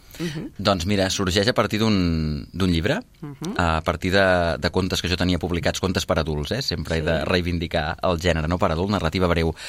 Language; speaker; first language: Catalan; native; Catalan